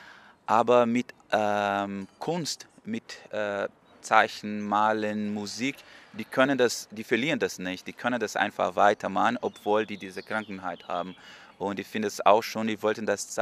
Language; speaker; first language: German; non-native, learner; Portuguese